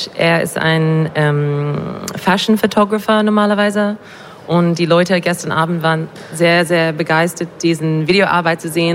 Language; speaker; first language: German; non-native, fluent; English